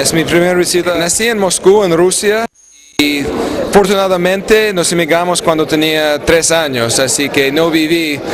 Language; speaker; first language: Spanish; non-native, fluent; English